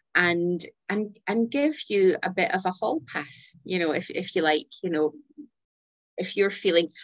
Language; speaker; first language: English; native; English